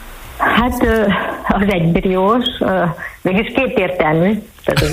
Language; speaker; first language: Hungarian; native; Hungarian